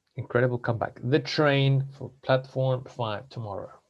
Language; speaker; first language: English; non-native, fluent; Spanish